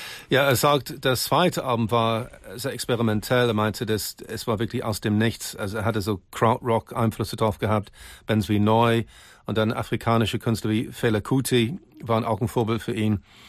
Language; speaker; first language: German; native; German